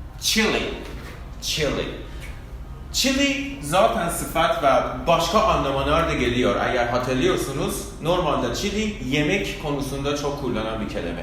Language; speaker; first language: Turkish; non-native, fluent; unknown